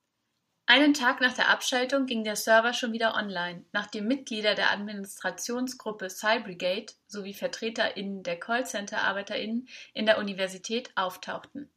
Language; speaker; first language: German; native; German